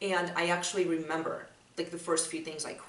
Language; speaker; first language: English; native; English